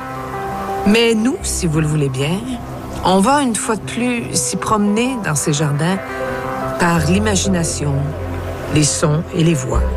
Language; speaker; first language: French; native; French